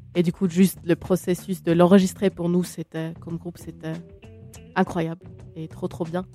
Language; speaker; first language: French; native; French